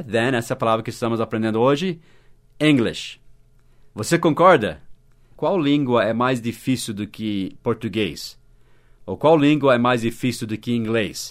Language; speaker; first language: Portuguese; non-native, fluent; English